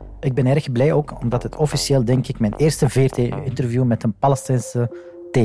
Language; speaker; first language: Dutch; non-native, fluent; Arabic